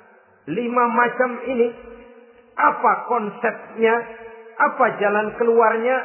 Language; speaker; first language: Indonesian; native; Indonesian